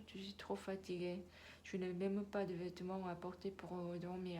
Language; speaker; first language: French; non-native, learner; Korean